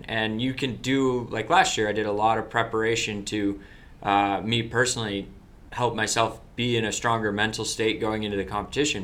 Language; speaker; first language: English; native; English